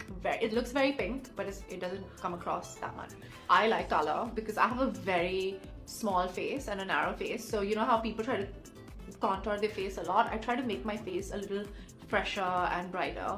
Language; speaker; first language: English; non-native, local second language; Hindi